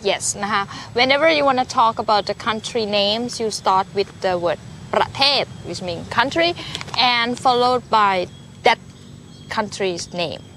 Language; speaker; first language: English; non-native, learner; Thai